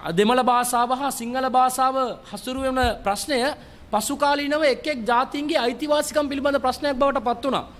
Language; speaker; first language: Sinhala; non-native, local second language; Tamil